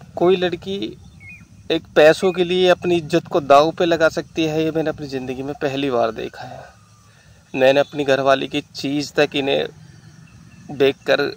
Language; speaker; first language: Hindi; native; Hindi